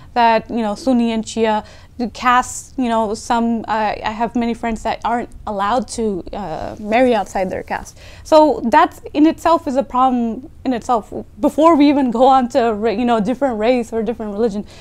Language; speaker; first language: English; native; English